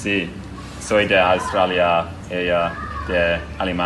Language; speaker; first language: Spanish; non-native, learner; English